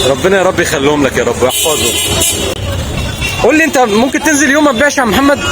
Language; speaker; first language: Arabic; native; Arabic